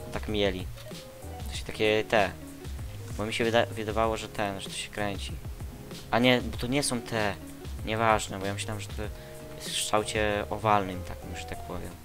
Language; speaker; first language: Polish; native; Polish